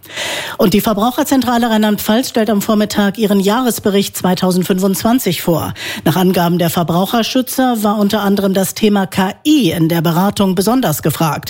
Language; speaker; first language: German; native; German